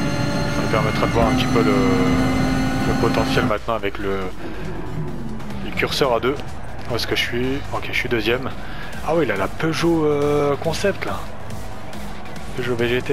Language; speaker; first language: French; native; French